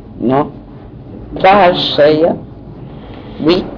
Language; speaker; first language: French; non-native, learner; English